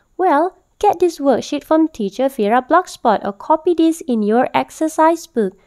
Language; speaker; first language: English; non-native, local second language; Malay